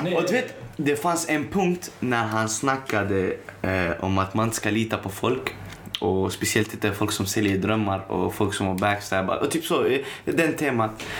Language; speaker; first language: Swedish; early bilingual, other home language; Arabic